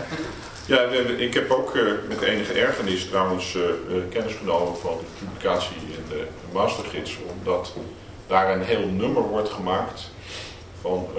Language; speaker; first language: Dutch; native; Dutch